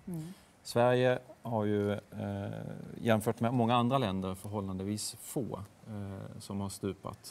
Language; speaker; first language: Swedish; native; Swedish